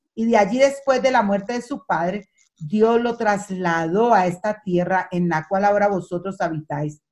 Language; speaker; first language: Spanish; native; Spanish